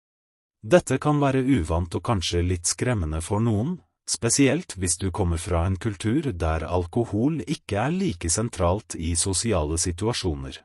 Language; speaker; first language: Norwegian; non-native, fluent; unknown